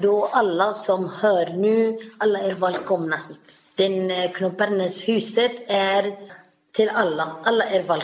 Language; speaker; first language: Swedish; non-native, learner; Arabic